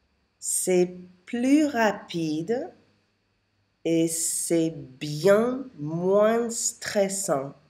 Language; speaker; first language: French; non-native, fluent; English